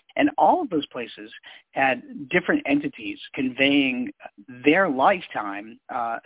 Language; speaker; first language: English; native; English